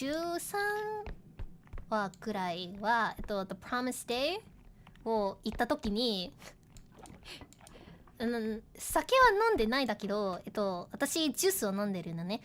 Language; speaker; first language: Japanese; non-native, learner; English